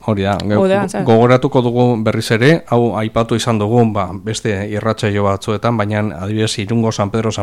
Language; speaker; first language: Basque; native; Basque